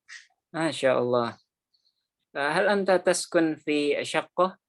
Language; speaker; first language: Arabic; non-native, fluent; Indonesian